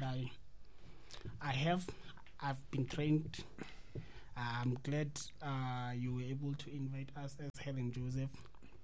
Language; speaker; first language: English; non-native, local second language; Venda